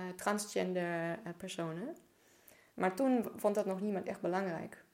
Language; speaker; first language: Dutch; non-native, fluent; German